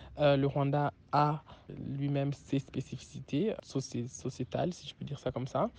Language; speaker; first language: French; non-native, local second language; Kinyarwanda